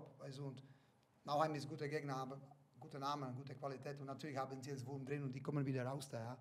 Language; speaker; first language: German; non-native, fluent; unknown